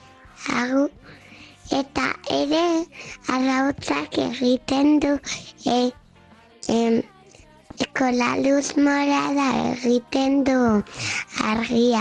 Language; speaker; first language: Basque; non-native, local second language; Spanish